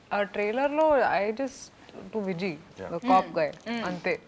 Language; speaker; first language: Telugu; non-native, fluent; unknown